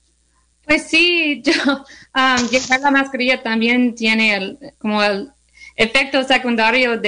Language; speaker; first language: Spanish; non-native, learner; English